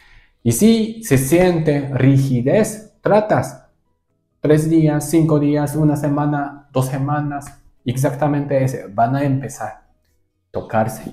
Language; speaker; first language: Spanish; non-native, learner; Japanese